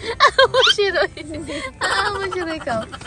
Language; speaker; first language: Japanese; non-native, learner; Filipino